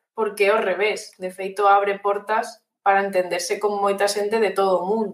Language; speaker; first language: Galician; non-native, local second language; Spanish